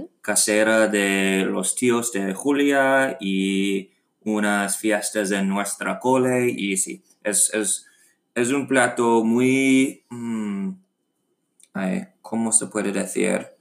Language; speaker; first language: Spanish; non-native, learner; English